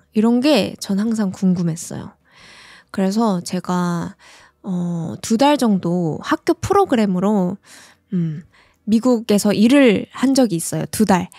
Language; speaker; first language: Korean; native; Korean